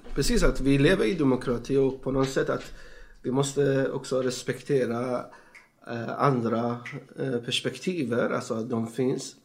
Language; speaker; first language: Swedish; non-native, fluent; Persian